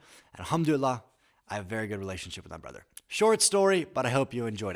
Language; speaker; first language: English; native; English